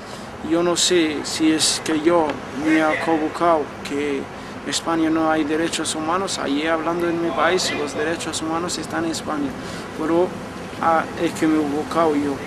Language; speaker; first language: Spanish; non-native, learner; Arabic